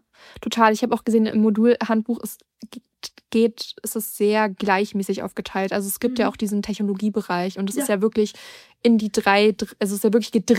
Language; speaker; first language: German; native; German